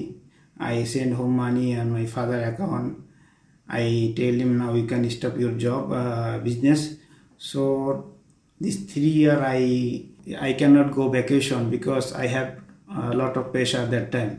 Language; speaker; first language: English; non-native, learner; Bangla